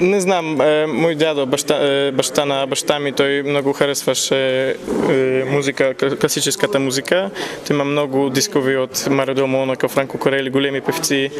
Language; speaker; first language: Bulgarian; early bilingual, heritage; Polish